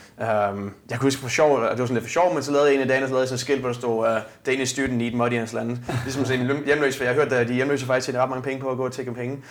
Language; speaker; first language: Danish; native; Danish